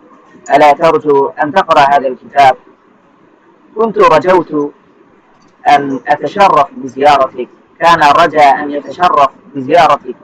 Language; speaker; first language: Arabic; non-native, fluent; Bangla